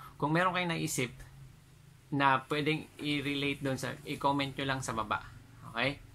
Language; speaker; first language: Filipino; non-native, local second language; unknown